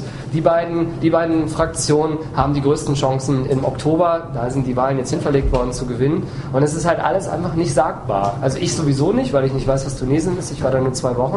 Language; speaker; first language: German; native; German